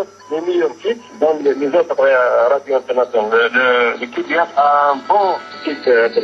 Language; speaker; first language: French; non-native, local second language; Arabic